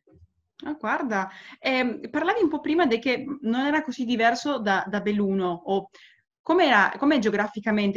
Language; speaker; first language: Italian; non-native, fluent; Spanish